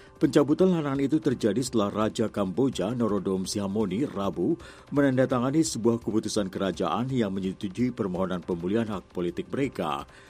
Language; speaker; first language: Indonesian; native; Indonesian